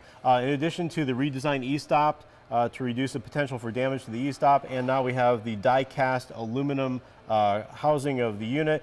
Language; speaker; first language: English; native; English